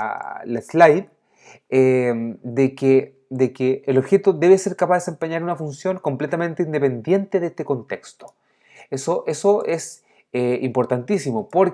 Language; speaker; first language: Spanish; native; Spanish